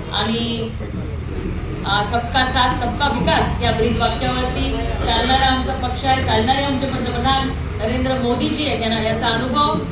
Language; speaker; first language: Marathi; native; Marathi